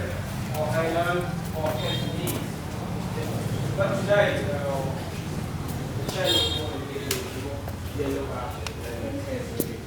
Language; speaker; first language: English; non-native, fluent; Vietnamese